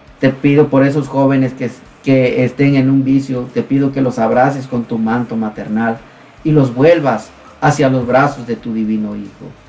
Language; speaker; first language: Spanish; native; Spanish